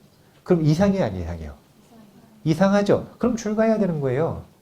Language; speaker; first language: Korean; native; Korean